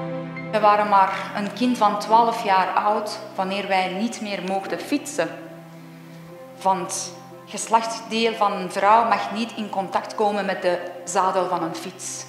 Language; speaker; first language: Dutch; non-native, fluent; Persian